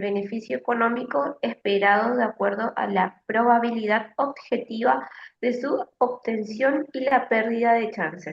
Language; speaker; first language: Spanish; native; Spanish